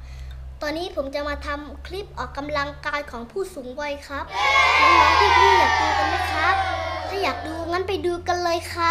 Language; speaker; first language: Thai; native; Thai